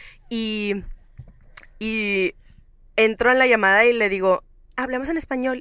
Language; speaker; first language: Spanish; early bilingual, heritage; Spanish